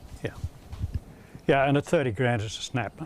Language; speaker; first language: English; native; English